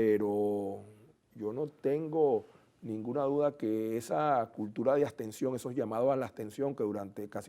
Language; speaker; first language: Spanish; native; Spanish